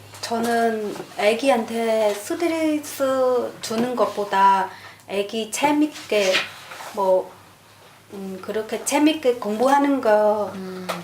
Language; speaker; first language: Korean; non-native, learner; Vietnamese